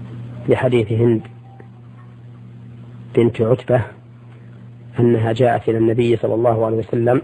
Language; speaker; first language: Arabic; native; Arabic